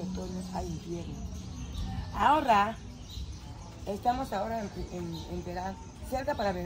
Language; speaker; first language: Spanish; non-native, local second language; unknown